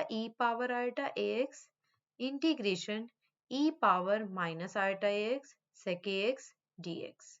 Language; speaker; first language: Hindi; native; Hindi